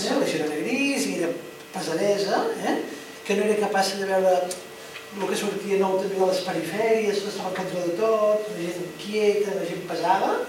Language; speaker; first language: Catalan; native; Catalan